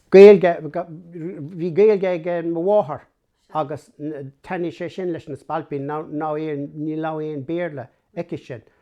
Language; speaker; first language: Irish; non-native, local second language; English